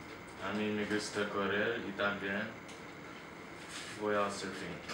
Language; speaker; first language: Spanish; non-native, learner; English